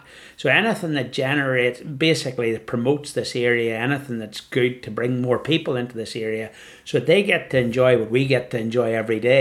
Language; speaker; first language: English; native; English